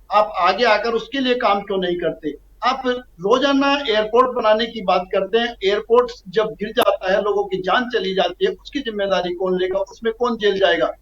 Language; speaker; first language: Hindi; native; Hindi